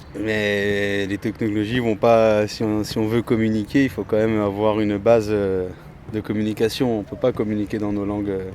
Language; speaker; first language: French; native; French